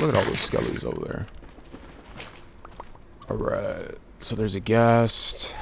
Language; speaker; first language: English; native; English